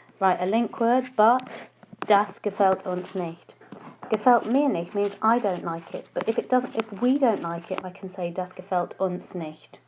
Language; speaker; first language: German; non-native, fluent; English